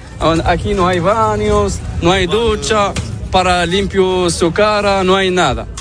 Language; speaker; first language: Spanish; non-native, learner; Arabic